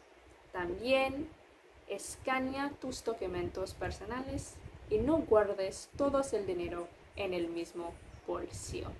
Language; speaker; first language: Spanish; non-native, fluent; English